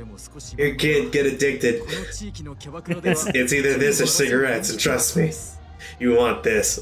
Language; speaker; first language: English; native; English